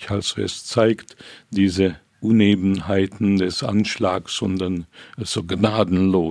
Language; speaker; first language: German; non-native, fluent; Hungarian